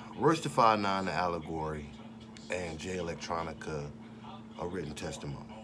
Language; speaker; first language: English; native; English